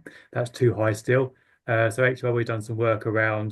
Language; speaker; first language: English; native; English